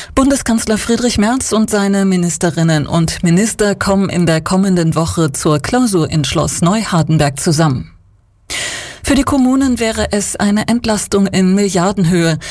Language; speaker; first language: German; native; German